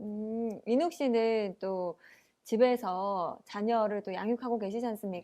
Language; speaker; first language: Korean; native; Korean